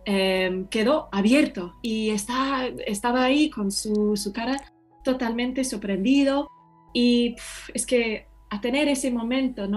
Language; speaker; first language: Spanish; non-native, fluent; English